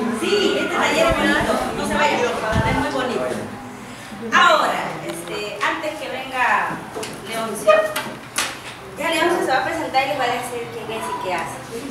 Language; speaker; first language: Spanish; native; Spanish